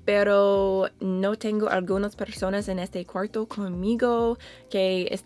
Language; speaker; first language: Spanish; non-native, learner; English